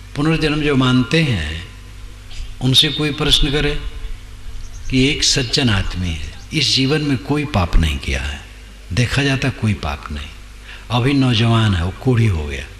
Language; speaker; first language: Hindi; non-native, local second language; Awadhi